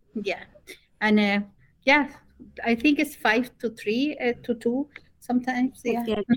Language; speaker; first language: English; non-native, fluent; Spanish